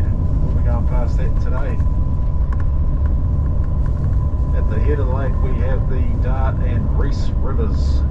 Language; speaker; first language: English; native; English